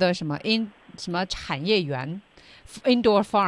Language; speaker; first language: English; non-native, fluent; Chinese